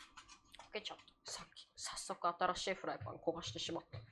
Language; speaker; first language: Japanese; native; Japanese